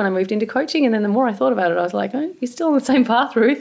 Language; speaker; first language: English; native; English